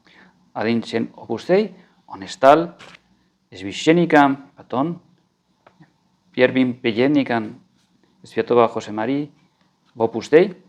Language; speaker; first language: Russian; non-native, fluent; Spanish